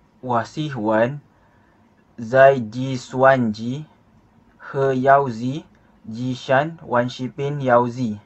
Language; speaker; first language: Chinese; non-native, learner; Malay